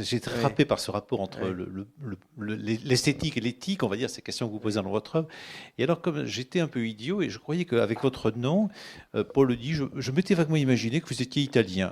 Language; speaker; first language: French; native; French